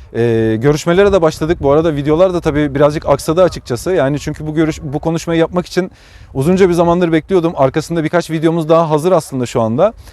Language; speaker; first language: Turkish; native; Turkish